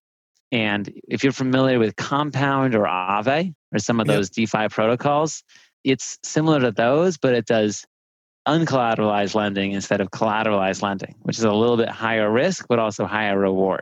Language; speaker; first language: English; native; English